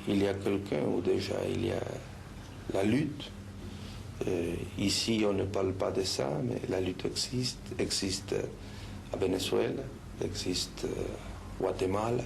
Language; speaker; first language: French; non-native, fluent; Spanish